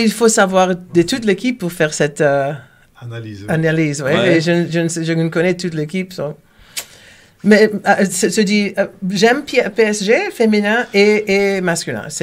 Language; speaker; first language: French; non-native, learner; Portuguese